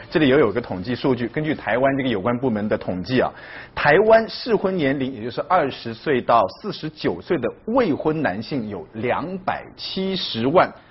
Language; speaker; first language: Chinese; native; Chinese